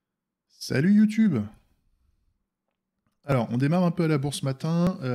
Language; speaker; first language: French; native; French